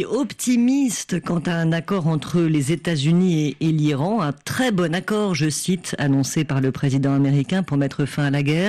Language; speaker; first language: French; native; French